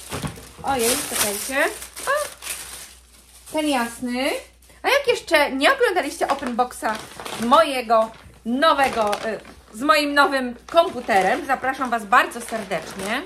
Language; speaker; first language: Polish; native; Polish